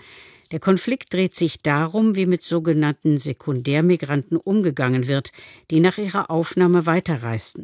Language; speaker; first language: German; native; German